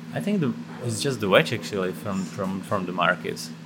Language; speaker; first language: English; non-native, fluent; Czech